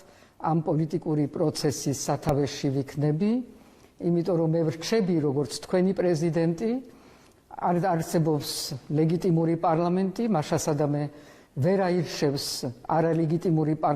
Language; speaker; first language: Georgian; early bilingual, heritage; Georgian